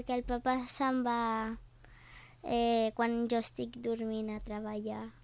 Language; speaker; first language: Catalan; non-native, local second language; Spanish